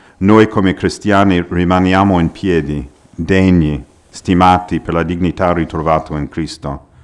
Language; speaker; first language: Italian; non-native, fluent; English